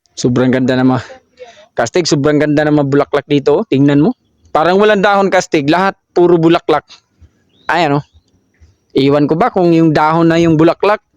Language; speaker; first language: Filipino; non-native, local second language; Cebuano